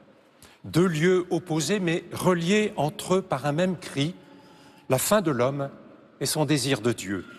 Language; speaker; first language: French; native; French